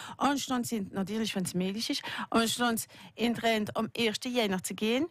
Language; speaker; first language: German; non-native, local second language; French